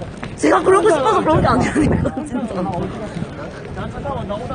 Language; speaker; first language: Korean; native; Korean